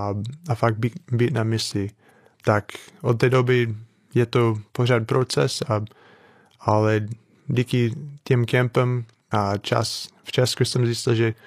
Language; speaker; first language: Czech; non-native, fluent; English